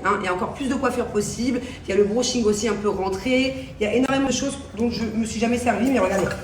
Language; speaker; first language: French; native; French